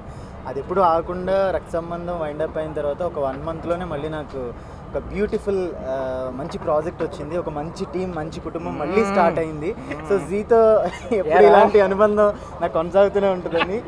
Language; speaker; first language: Telugu; native; Telugu